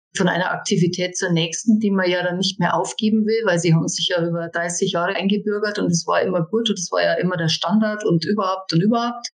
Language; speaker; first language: German; native; German